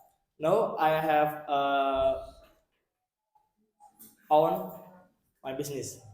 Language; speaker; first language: English; non-native, learner; Indonesian